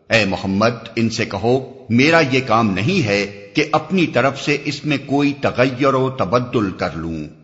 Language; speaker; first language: Urdu; native; Urdu